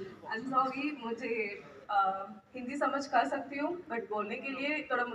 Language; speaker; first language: Hindi; non-native, local second language; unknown